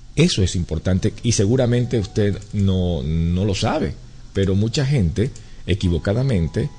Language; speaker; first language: Spanish; native; Spanish